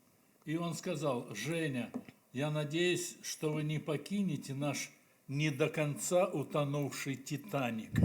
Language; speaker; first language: Russian; native; Russian